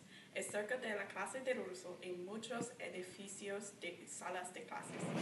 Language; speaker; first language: Spanish; non-native, learner; English